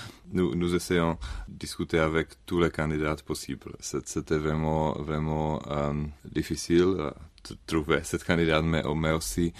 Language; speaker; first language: French; non-native, learner; Czech